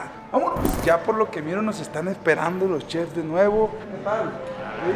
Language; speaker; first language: Spanish; native; Spanish